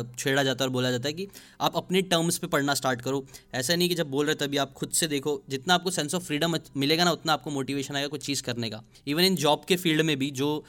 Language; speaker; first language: Hindi; native; Hindi